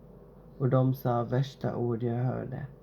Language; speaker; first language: Swedish; non-native, fluent; Arabic